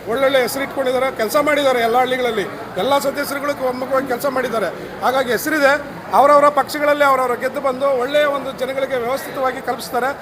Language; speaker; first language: Kannada; native; Kannada